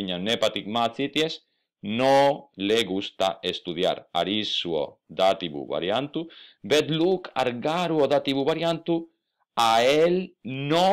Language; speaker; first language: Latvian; non-native, fluent; Spanish